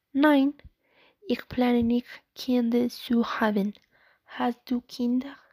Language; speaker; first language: German; non-native, learner; Spanish